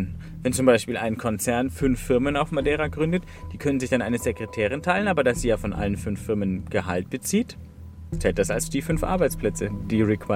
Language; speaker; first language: German; native; German